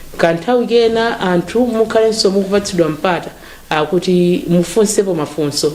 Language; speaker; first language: Nyanja; native; Nyanja